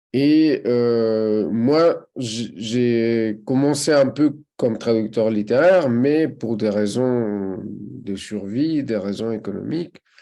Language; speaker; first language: French; non-native, fluent; Spanish